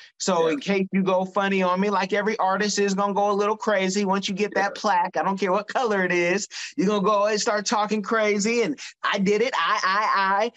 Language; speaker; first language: English; native; English